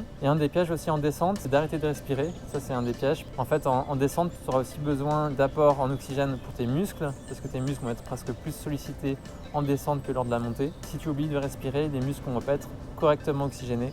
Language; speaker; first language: French; native; French